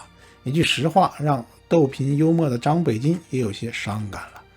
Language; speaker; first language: Chinese; native; Chinese